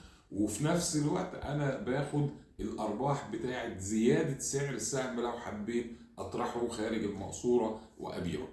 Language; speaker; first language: Arabic; native; Arabic